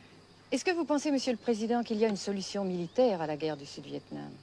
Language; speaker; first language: French; native; French